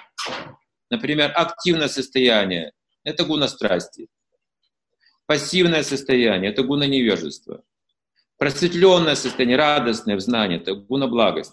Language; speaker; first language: Russian; native; Russian